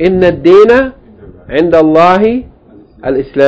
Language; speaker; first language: Arabic; non-native, fluent; English